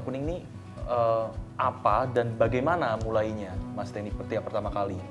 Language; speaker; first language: Indonesian; native; Indonesian